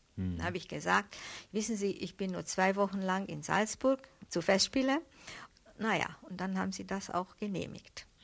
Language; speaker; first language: German; non-native, fluent; Hungarian